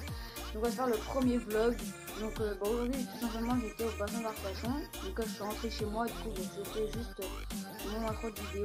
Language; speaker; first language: French; native; French